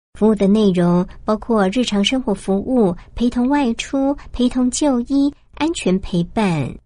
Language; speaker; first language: Chinese; native; Chinese